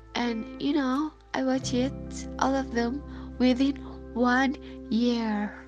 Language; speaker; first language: English; non-native, fluent; Indonesian